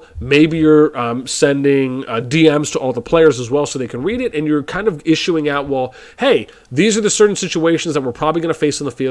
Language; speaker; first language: English; native; English